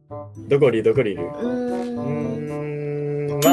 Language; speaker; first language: Japanese; native; Japanese